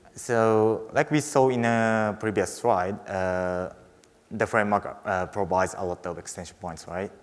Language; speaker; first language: English; non-native, fluent; Japanese